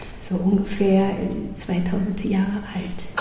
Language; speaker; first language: German; non-native, learner; Chinese